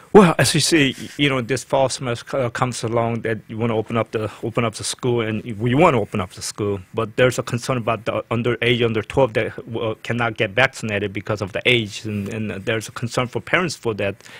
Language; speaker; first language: English; non-native, fluent; Korean